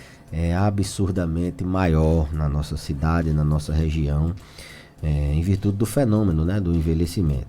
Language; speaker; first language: Portuguese; native; Portuguese